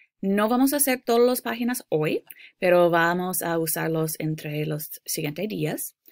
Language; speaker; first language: Spanish; non-native, fluent; English